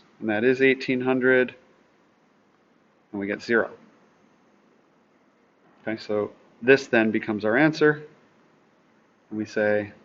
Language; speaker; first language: English; native; English